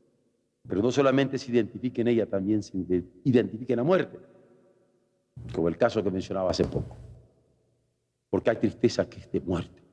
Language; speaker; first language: Spanish; native; Spanish